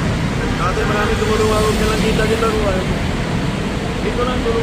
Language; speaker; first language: Filipino; non-native, learner; Punjabi